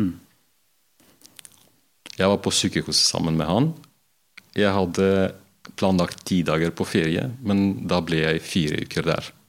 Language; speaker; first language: Norwegian; non-native, fluent; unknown